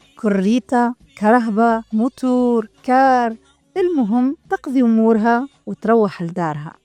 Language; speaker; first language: Arabic; native; Arabic